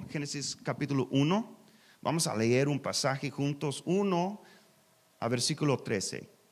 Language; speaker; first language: Spanish; non-native, learner; English